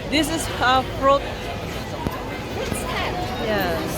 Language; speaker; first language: English; non-native, learner; Filipino